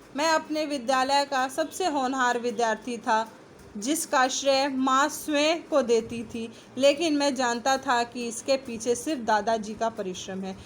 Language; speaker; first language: Hindi; native; Hindi